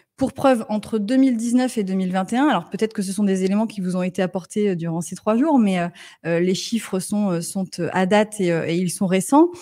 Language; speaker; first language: French; native; French